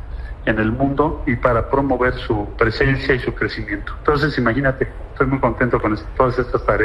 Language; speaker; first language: Spanish; native; Spanish